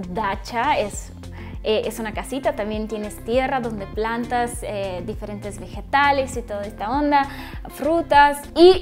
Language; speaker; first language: Spanish; non-native, fluent; Russian